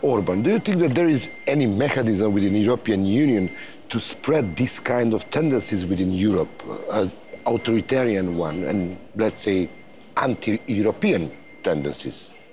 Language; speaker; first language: English; non-native, fluent; Macedonian